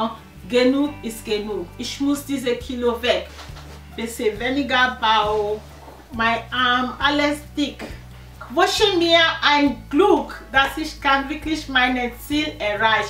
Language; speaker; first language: German; non-native, learner; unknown